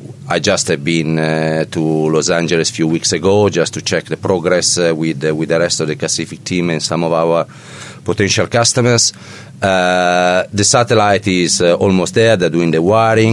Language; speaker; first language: English; non-native, fluent; Italian